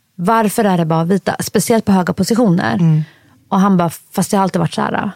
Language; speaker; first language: Swedish; early bilingual, other home language; Somali